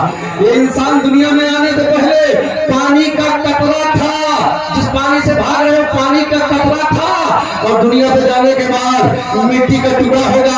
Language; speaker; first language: Urdu; native; Urdu